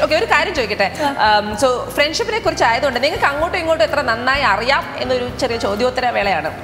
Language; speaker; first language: Malayalam; native; Malayalam